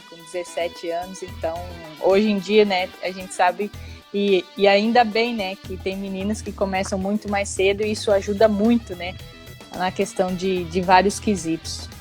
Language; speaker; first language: Portuguese; native; Portuguese